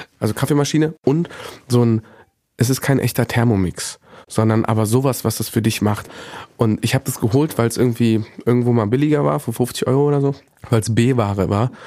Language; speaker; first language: German; early bilingual, other home language; Bosnian